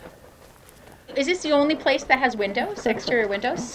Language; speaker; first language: English; native; English